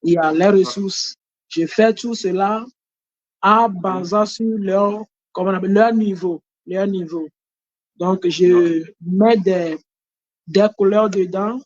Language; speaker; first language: French; non-native, fluent; Ewe